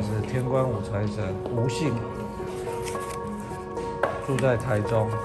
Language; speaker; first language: Chinese; native; Chinese